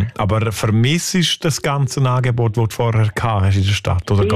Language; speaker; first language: German; native; German